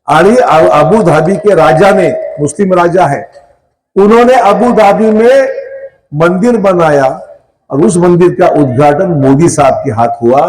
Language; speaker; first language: Hindi; non-native, local second language; Marathi